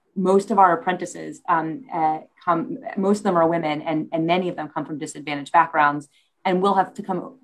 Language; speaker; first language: English; native; English